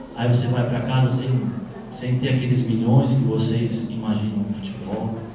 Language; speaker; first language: Portuguese; native; Portuguese